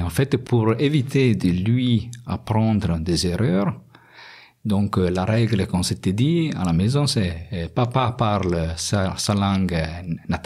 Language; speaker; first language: French; non-native, fluent; Italian